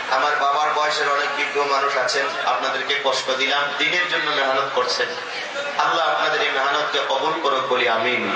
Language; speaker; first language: Bangla; non-native, local second language; Assamese